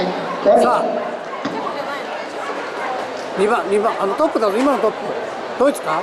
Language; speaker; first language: Japanese; native; Japanese